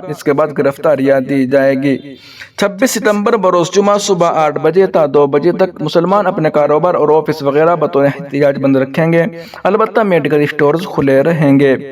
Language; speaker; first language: Urdu; native; Urdu